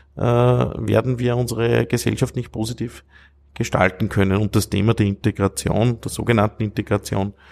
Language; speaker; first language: German; native; German